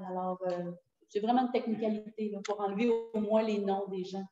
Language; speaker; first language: French; native; French